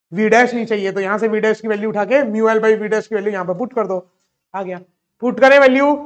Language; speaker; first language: Hindi; native; Hindi